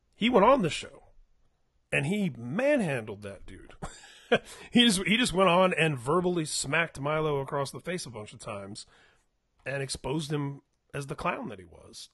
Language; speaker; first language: English; native; English